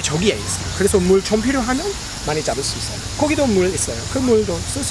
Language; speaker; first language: Korean; non-native, learner; English